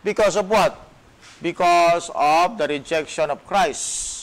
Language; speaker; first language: English; non-native, local second language; Filipino